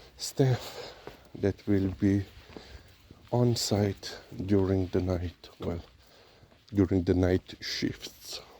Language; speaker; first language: English; non-native, fluent; Slovenian